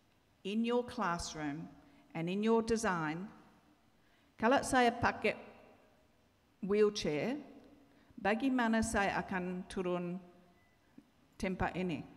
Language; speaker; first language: Indonesian; non-native, learner; English